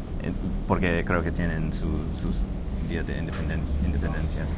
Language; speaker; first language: Spanish; non-native, fluent; English